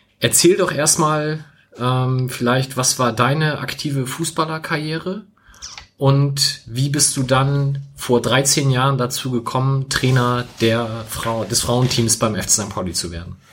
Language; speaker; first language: German; native; German